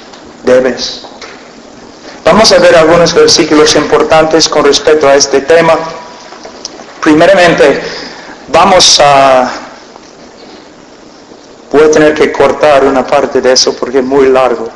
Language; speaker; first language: Spanish; non-native, fluent; English